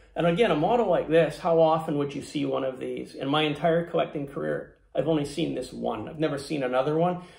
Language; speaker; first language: English; native; English